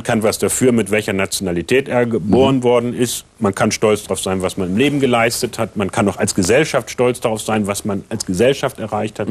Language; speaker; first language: German; native; German